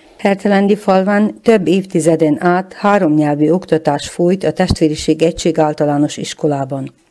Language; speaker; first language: Hungarian; native; Hungarian